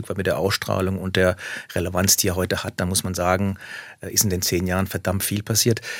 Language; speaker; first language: German; native; German